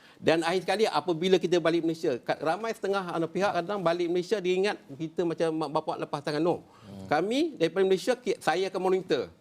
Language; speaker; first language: Malay; native; Malay